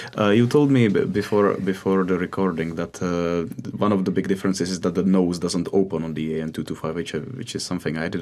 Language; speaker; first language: English; non-native, fluent; Czech